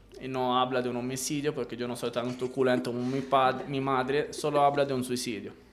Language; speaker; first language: Spanish; non-native, fluent; Italian